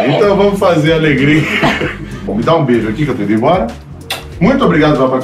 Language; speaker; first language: Portuguese; native; Portuguese